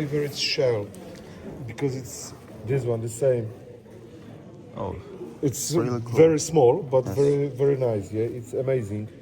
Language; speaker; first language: English; non-native, learner; Polish